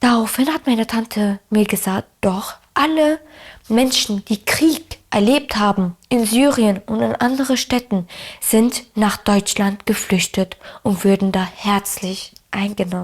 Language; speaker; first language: German; early bilingual, other home language; Arabic